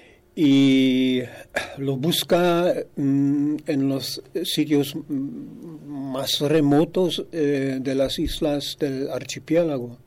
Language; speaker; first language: Spanish; non-native, fluent; German